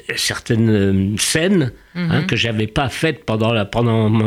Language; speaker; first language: French; early bilingual, other home language; Yiddish